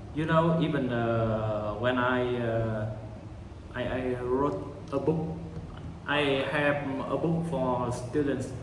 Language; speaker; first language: English; non-native, learner; Vietnamese